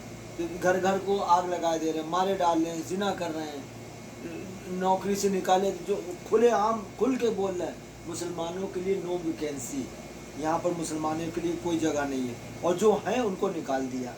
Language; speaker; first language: Hindi; native; Hindi